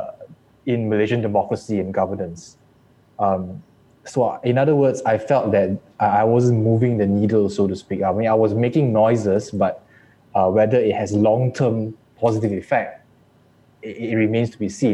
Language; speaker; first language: English; non-native, local second language; Chinese